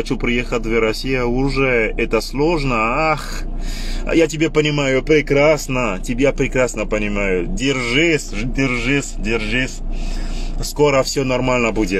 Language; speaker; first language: Russian; non-native, learner; Lingala